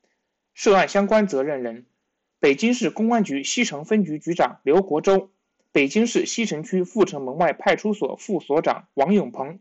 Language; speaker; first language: Chinese; native; Chinese